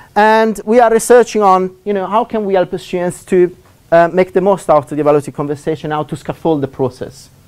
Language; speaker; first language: English; non-native, fluent; Italian